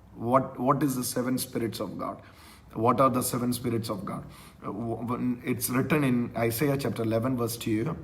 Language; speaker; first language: English; non-native, local second language; Malayalam